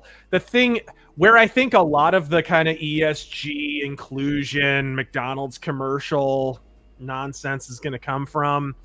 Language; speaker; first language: English; native; English